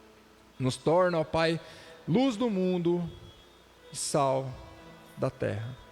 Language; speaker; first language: Portuguese; native; Portuguese